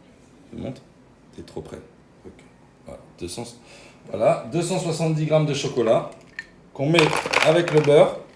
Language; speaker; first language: French; native; French